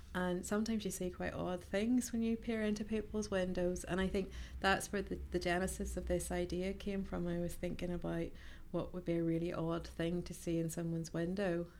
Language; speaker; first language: English; native; English